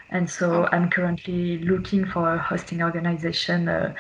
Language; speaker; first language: English; non-native, fluent; French